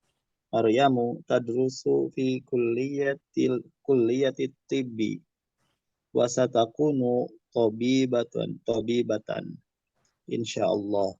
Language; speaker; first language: Arabic; non-native, learner; Indonesian